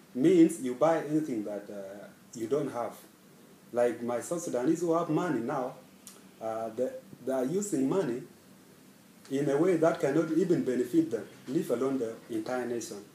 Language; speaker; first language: English; non-native, fluent; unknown